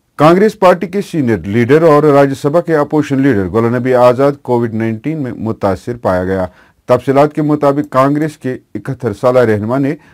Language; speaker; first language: Urdu; non-native, local second language; Kashmiri